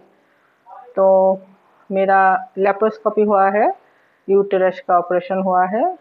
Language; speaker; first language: Hindi; non-native, fluent; Bangla